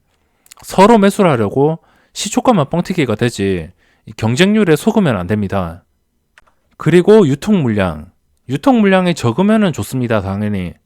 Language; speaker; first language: Korean; native; Korean